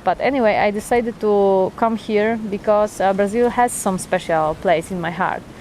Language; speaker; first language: English; non-native, fluent; Polish